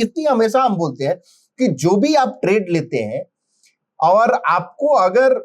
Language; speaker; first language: Hindi; native; Hindi